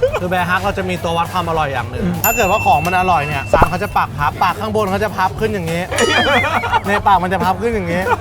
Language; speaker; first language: Thai; native; Thai